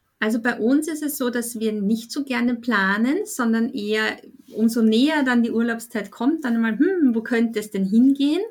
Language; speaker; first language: German; native; German